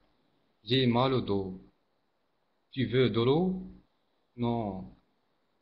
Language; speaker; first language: French; non-native, learner; Arabic